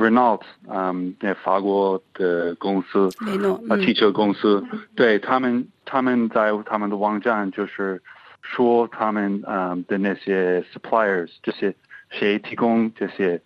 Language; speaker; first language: Chinese; non-native, fluent; English